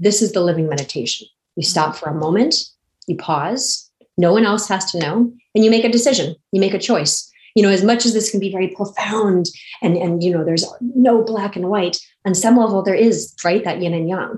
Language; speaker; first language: English; native; English